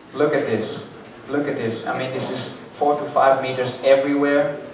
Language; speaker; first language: English; non-native, fluent; Dutch